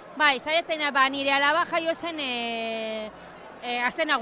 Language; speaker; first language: Basque; non-native, local second language; Spanish